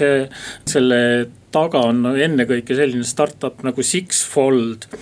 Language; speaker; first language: Estonian; native; Estonian